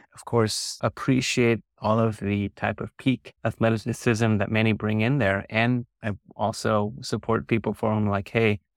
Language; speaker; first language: English; early bilingual, other home language; Spanish